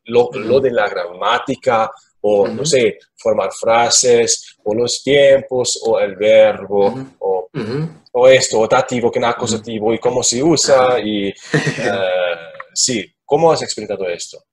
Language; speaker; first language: Spanish; non-native, learner; German